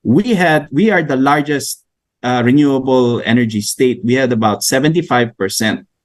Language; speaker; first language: English; non-native, local second language; Filipino